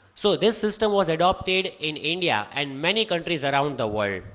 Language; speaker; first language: English; non-native, local second language; Hindi